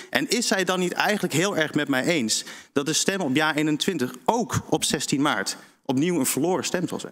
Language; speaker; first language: Dutch; native; Dutch